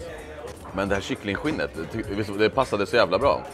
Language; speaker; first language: Swedish; native; Swedish